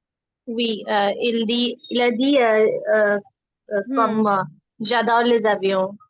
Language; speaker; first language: French; non-native, learner; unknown